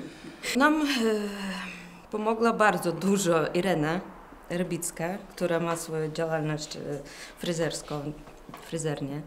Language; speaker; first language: Polish; non-native, learner; Russian